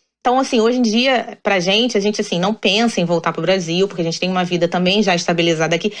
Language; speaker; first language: Portuguese; native; Portuguese